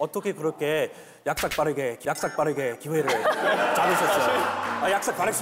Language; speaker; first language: Korean; non-native, fluent; English